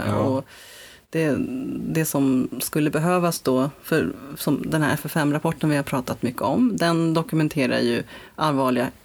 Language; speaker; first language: Swedish; native; Swedish